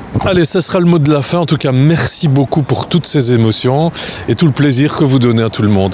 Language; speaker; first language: French; native; French